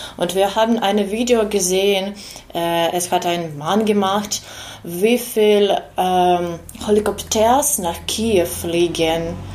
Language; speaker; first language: German; non-native, learner; Ukrainian